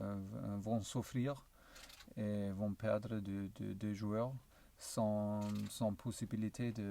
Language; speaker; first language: French; non-native, learner; German